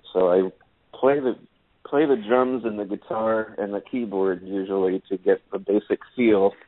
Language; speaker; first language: English; native; English